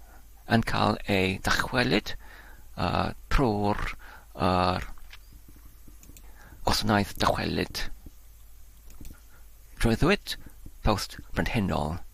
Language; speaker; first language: Welsh; non-native, learner; English